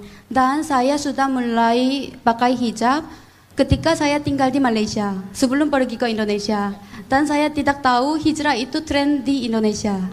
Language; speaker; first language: Indonesian; non-native, fluent; Korean